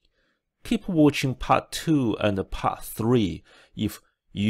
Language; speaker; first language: English; non-native, fluent; Chinese